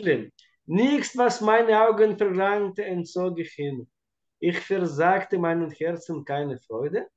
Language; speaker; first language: German; non-native, fluent; Russian